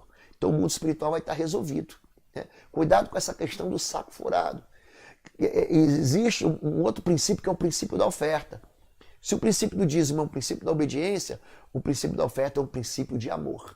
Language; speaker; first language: Portuguese; native; Portuguese